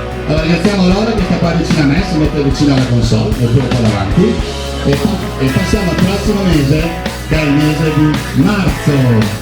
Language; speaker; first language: Italian; native; Italian